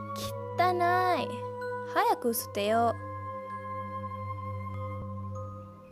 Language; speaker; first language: Japanese; non-native, fluent; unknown